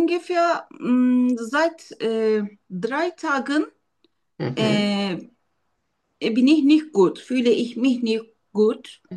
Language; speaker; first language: German; non-native, learner; Turkish